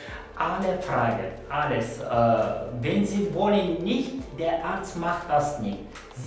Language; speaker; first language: German; non-native, learner; Turkish